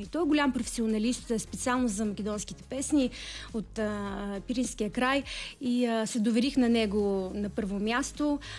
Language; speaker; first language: Bulgarian; early bilingual, heritage; Bulgarian